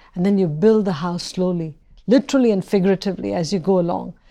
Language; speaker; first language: English; non-native, local second language; Tamil